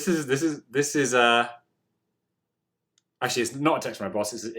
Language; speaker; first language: English; native; English